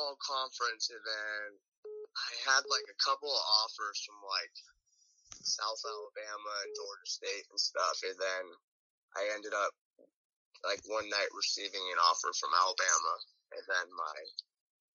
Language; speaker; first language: English; native; English